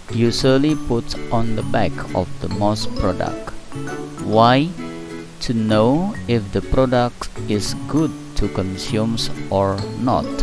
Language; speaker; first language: English; non-native, fluent; Indonesian